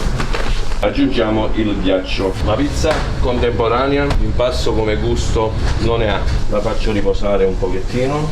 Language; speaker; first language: Italian; native; Italian